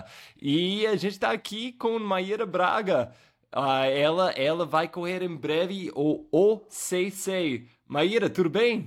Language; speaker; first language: Portuguese; non-native, fluent; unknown